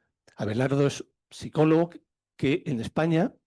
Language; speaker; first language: Spanish; native; Spanish